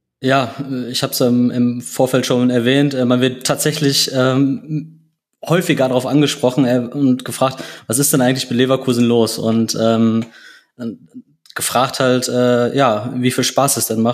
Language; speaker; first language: German; native; German